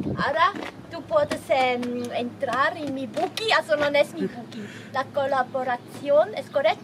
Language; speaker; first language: Spanish; non-native, learner; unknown